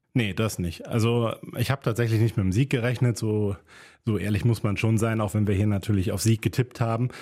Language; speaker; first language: German; native; German